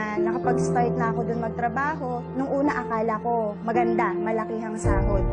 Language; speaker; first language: Filipino; native; Filipino